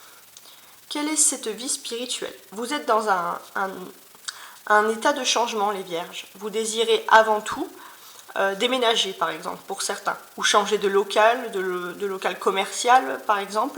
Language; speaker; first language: French; native; French